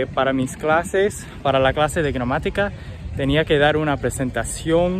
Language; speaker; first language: Spanish; non-native, learner; English